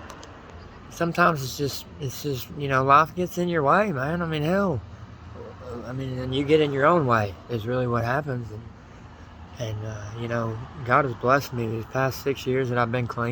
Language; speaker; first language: English; native; English